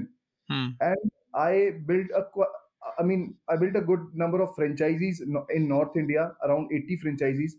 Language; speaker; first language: English; non-native, local second language; Hindi